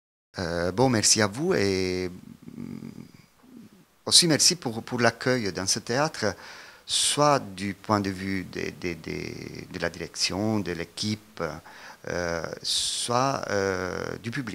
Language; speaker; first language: French; non-native, fluent; Italian